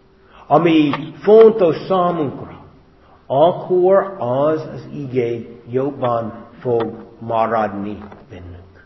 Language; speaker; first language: Hungarian; non-native, fluent; English